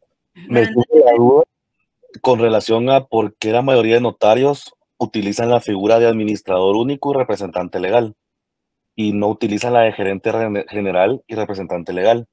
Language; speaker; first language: Spanish; native; Spanish